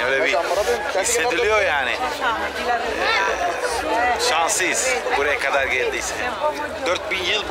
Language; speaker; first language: Turkish; non-native, fluent; Italian